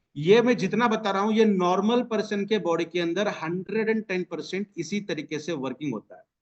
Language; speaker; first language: Hindi; non-native, local second language; Marathi